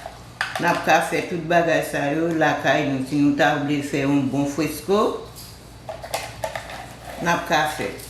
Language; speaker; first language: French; non-native, local second language; Haitian Creole